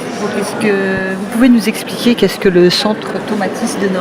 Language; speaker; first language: French; native; French